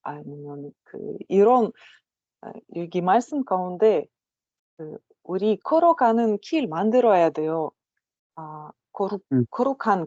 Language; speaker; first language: Korean; non-native, learner; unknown